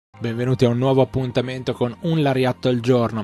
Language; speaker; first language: Italian; native; Italian